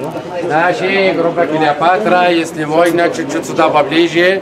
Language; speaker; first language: Russian; non-native, fluent; Arabic